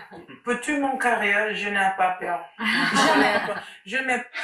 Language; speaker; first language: French; non-native, learner; English